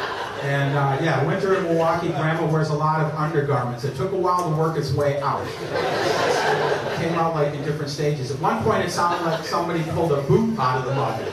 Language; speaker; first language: English; native; English